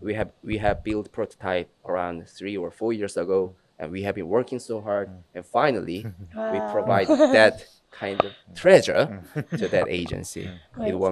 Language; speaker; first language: English; non-native, fluent; Korean